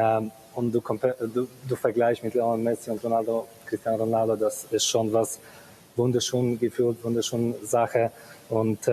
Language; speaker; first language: German; non-native, fluent; Polish